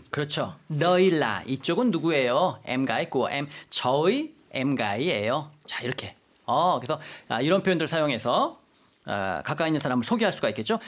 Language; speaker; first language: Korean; native; Korean